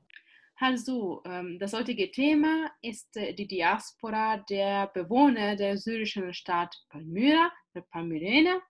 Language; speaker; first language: German; non-native, fluent; Italian